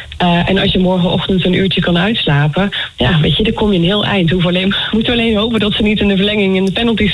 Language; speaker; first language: Dutch; native; Dutch